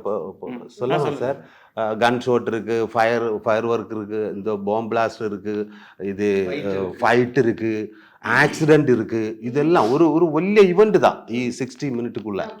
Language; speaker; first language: Tamil; non-native, learner; Malayalam